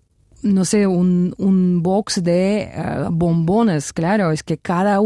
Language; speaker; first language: Spanish; non-native, fluent; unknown